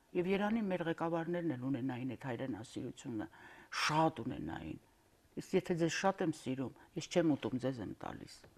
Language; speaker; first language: Armenian; native; Armenian